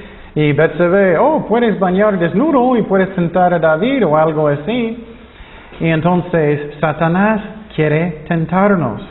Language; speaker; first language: Spanish; non-native, fluent; English